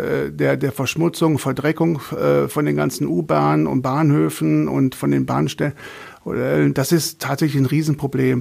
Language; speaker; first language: German; native; German